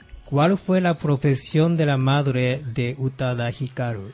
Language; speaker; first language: Spanish; non-native, fluent; Japanese